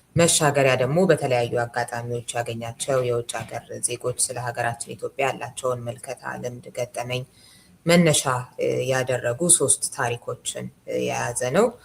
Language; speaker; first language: Amharic; native; Amharic